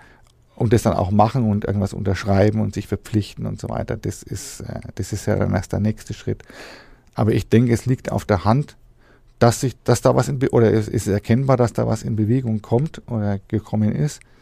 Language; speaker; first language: German; native; German